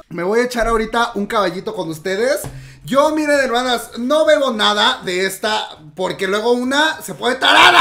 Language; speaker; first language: Spanish; native; Spanish